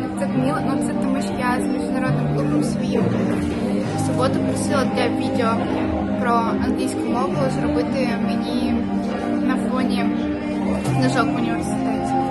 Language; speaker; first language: Ukrainian; non-native, local second language; Russian